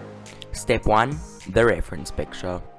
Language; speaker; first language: English; native; English